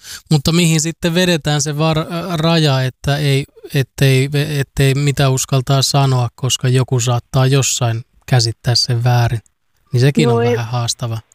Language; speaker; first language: Finnish; native; Finnish